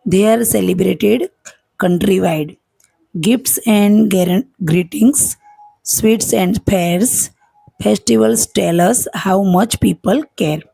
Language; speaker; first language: English; non-native, local second language; Gujarati